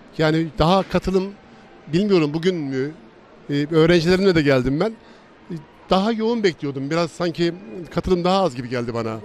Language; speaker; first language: Turkish; native; Turkish